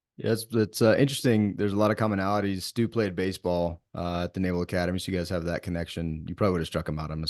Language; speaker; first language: English; native; English